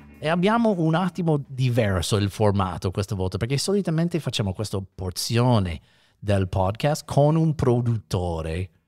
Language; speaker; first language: Italian; non-native, fluent; English